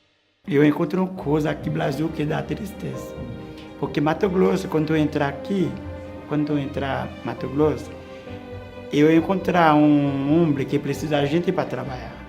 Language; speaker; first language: Portuguese; non-native, learner; Haitian Creole